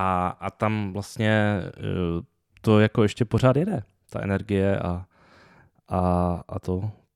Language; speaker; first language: Czech; native; Czech